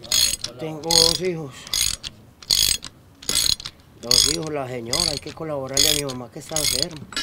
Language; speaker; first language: Spanish; native; Spanish